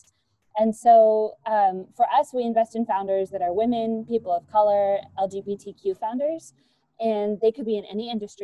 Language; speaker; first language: English; native; English